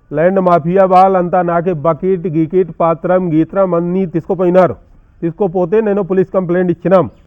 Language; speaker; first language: Telugu; non-native, local second language; Hindi